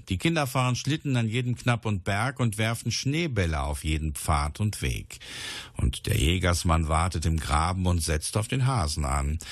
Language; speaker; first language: German; native; German